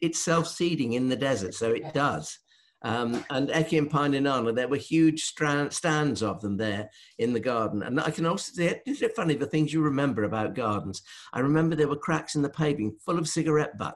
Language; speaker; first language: English; native; English